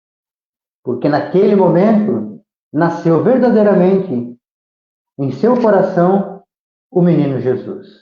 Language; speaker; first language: Portuguese; native; Portuguese